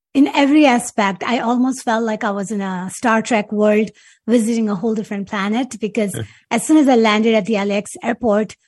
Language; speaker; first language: English; non-native, local second language; Urdu